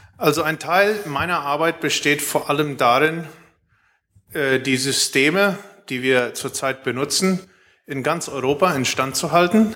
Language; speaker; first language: German; early bilingual, heritage; Plautdietsch